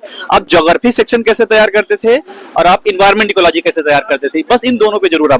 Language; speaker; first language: Hindi; native; Hindi